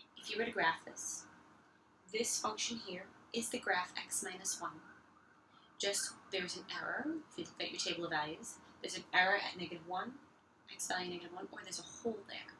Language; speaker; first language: English; native; English